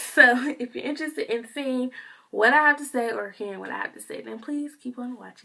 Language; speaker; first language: English; native; English